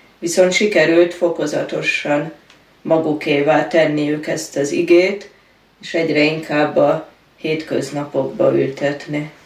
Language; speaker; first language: Hungarian; native; Hungarian